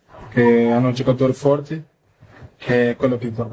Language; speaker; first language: Italian; non-native, fluent; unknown